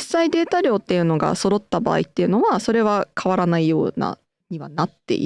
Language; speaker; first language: Japanese; native; Japanese